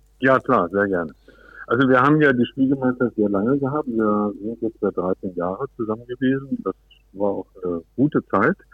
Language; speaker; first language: German; native; German